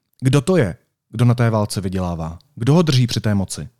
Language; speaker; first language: Czech; native; Czech